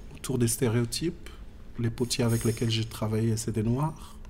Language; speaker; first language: French; non-native, local second language; Tachelhit